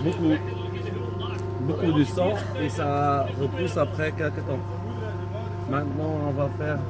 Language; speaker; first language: French; non-native, local second language; Dutch